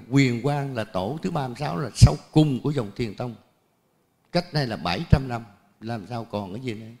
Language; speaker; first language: Vietnamese; native; Vietnamese